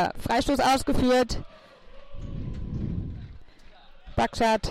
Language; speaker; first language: German; native; German